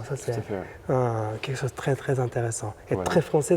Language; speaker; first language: French; non-native, learner; Japanese